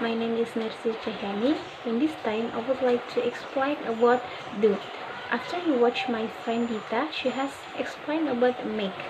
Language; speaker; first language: English; non-native, learner; Indonesian